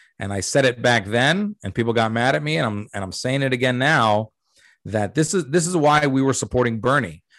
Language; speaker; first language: English; early bilingual, other home language; Arabic